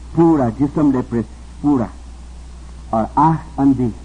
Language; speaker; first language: Hindi; non-native, local second language; Gujarati